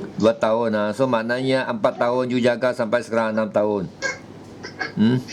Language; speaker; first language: Malay; non-native, local second language; Chinese